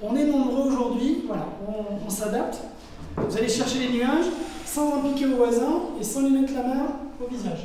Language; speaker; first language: French; native; French